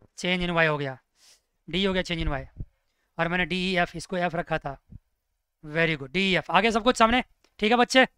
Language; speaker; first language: Hindi; native; Hindi